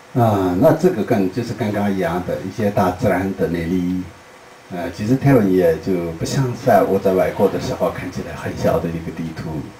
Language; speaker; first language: Chinese; non-native, local second language; Tibetan